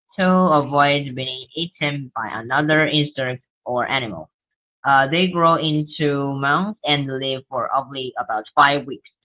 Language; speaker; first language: English; non-native, learner; Chinese